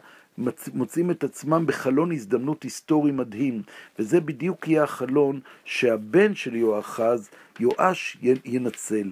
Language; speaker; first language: Hebrew; native; Hebrew